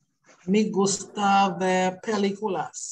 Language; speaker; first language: Spanish; non-native, learner; English